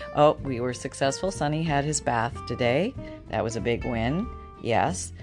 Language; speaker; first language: English; native; English